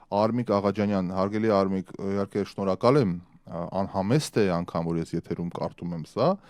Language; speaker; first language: Armenian; early bilingual, other home language; Russian